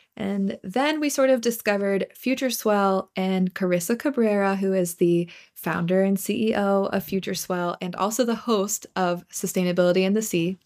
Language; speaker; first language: English; native; English